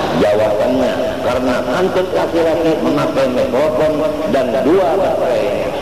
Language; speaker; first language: Malay; non-native, local second language; Banjar